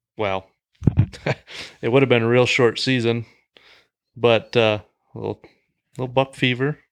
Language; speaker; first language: English; native; English